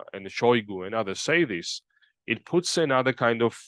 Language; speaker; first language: English; non-native, fluent; Georgian